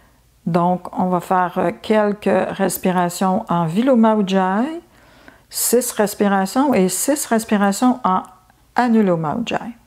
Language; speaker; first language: French; native; French